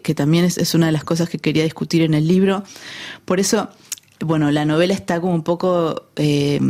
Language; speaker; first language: Spanish; native; Spanish